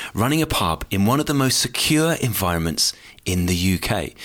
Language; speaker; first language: English; native; English